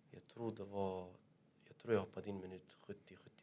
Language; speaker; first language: Swedish; early bilingual, other home language; Arabic